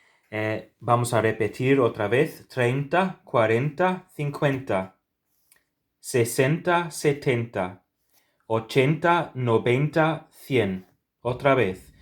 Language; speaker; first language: Spanish; non-native, fluent; English